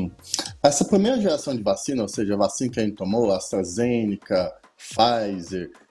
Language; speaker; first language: Portuguese; native; Portuguese